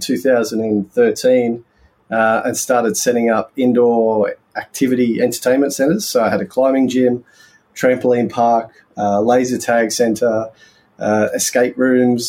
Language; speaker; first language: English; native; English